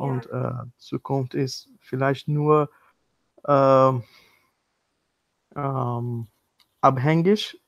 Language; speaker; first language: German; non-native, learner; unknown